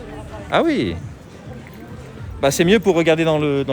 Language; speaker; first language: French; native; French